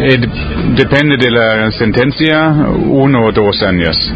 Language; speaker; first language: Spanish; non-native, learner; German